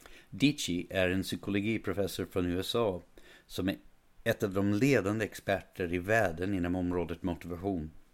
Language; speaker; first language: Swedish; non-native, fluent; English